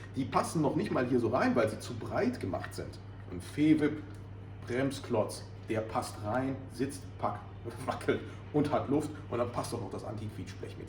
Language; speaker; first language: German; native; German